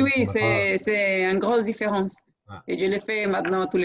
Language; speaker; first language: French; non-native, fluent; Spanish